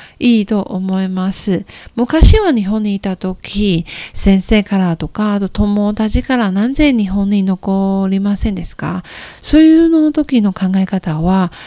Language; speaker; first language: Japanese; non-native, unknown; Chinese